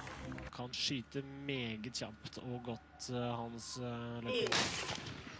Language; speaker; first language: Norwegian; native; Norwegian